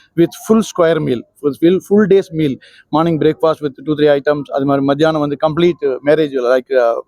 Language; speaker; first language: English; non-native, local second language; Tamil